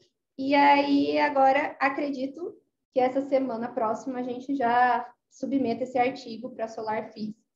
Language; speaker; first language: Portuguese; native; Portuguese